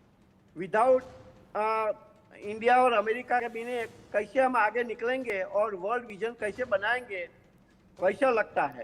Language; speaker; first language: Hindi; non-native, local second language; Gujarati